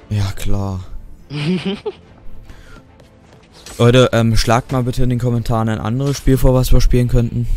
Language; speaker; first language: German; native; German